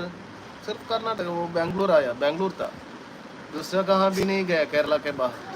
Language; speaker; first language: Hindi; non-native, local second language; Malayalam